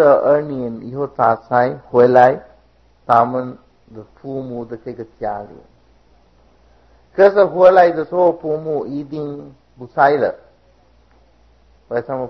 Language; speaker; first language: Chinese; non-native, fluent; Sinhala